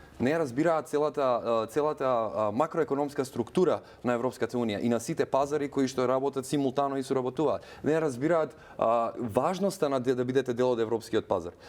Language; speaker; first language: Macedonian; non-native, local second language; Albanian